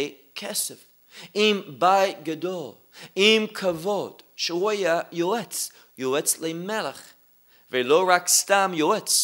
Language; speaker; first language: Hebrew; non-native, fluent; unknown